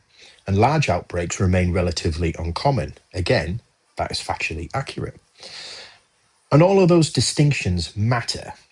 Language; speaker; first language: English; native; English